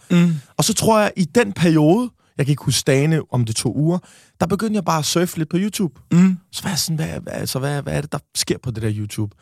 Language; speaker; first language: Danish; native; Danish